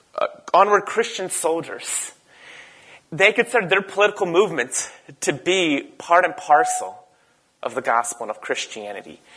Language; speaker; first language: English; native; English